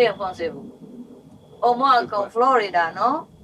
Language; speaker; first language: French; non-native, learner; Vietnamese